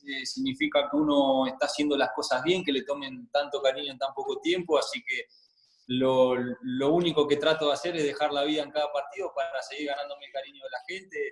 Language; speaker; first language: Spanish; native; Spanish